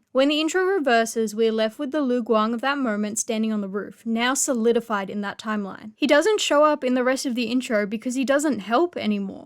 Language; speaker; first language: English; native; English